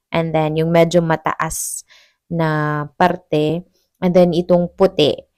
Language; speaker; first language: Filipino; non-native, local second language; Cebuano